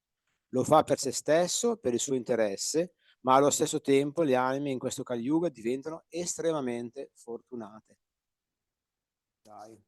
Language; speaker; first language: Italian; native; Italian